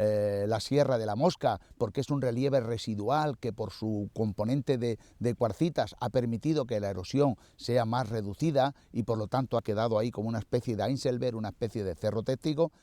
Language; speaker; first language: Spanish; native; Spanish